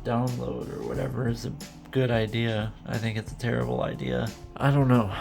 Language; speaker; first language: English; native; English